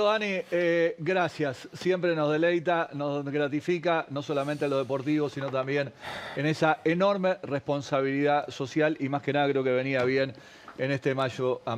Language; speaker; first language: Spanish; native; Spanish